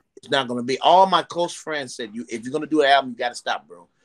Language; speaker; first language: English; native; English